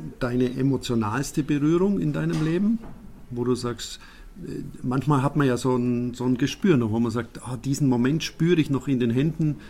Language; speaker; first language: German; native; German